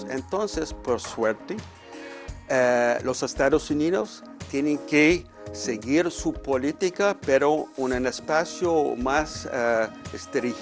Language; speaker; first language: Spanish; non-native, fluent; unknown